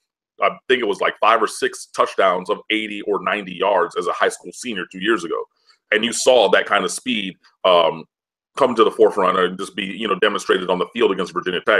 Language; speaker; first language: English; native; English